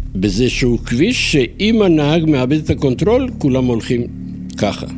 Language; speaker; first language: Hebrew; non-native, fluent; Turkish